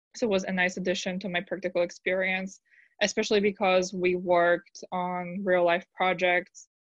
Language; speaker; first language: English; non-native, fluent; Polish